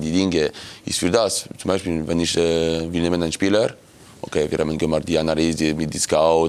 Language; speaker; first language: German; non-native, local second language; French